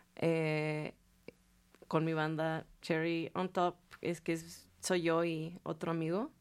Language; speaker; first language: Spanish; native; Spanish